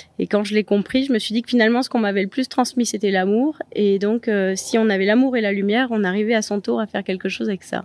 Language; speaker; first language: French; native; French